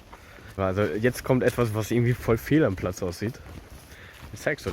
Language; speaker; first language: German; native; German